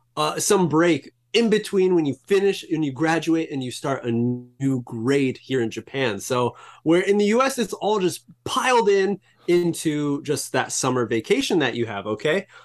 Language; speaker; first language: English; native; English